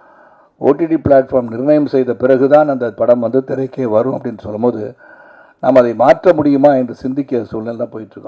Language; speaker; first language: Tamil; native; Tamil